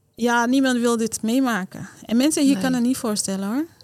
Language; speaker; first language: Dutch; non-native, learner; Haitian Creole